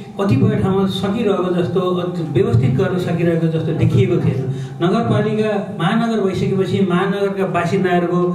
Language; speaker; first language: Nepali; native; Nepali